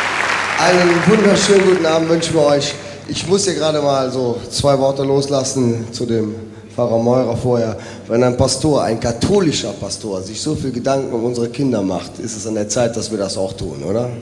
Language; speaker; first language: German; native; German